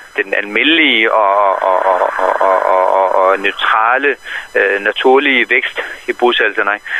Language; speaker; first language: Danish; non-native, fluent; Arabic